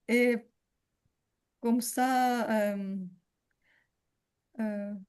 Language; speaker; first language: French; non-native, learner; Ukrainian